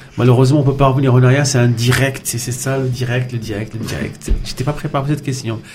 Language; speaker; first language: French; non-native, local second language; Arabic